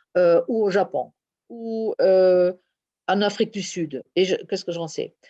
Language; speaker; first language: French; non-native, fluent; German